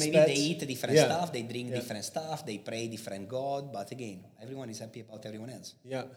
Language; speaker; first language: English; non-native, fluent; Italian